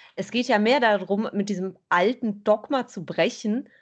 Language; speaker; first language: German; native; German